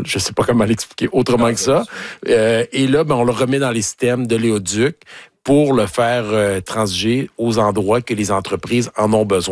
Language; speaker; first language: French; native; French